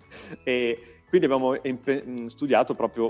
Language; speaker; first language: Italian; native; Italian